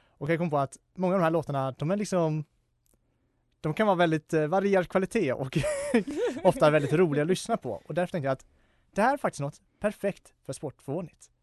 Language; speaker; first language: Swedish; native; Swedish